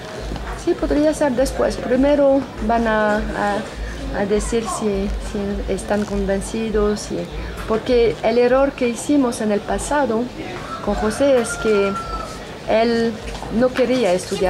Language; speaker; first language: Spanish; non-native, fluent; French